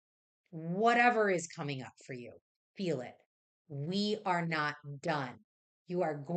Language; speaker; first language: English; native; English